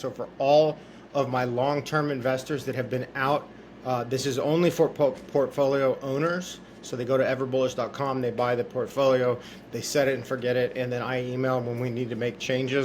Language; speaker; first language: English; native; English